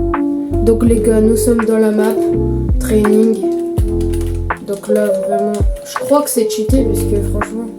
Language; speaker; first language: French; native; French